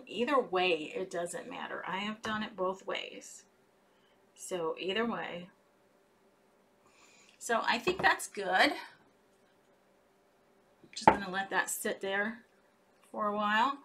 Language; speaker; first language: English; native; English